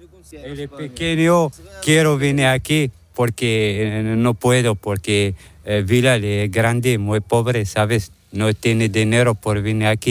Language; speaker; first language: Spanish; non-native, learner; Arabic